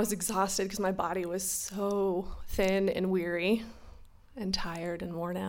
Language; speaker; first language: English; native; English